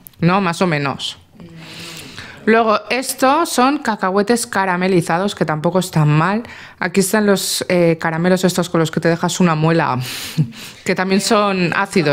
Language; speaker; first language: Spanish; native; Spanish